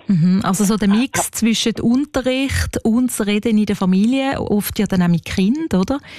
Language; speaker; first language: German; native; German